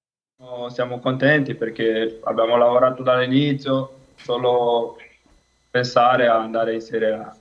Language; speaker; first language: Italian; non-native, fluent; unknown